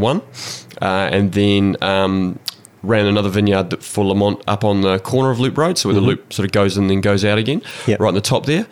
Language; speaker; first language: English; native; English